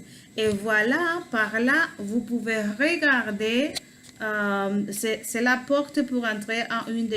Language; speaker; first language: French; non-native, learner; Spanish